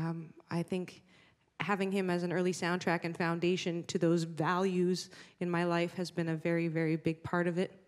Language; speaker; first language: English; native; English